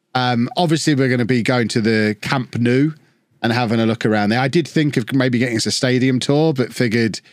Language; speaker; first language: English; native; English